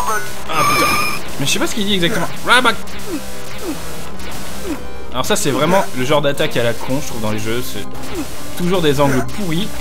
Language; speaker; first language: French; native; French